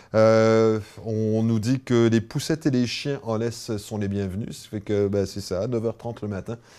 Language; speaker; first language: French; native; French